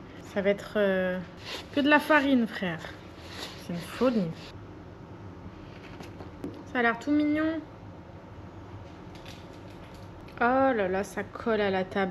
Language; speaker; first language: French; native; French